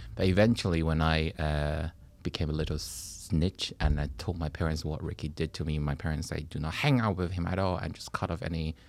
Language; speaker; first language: English; non-native, fluent; Chinese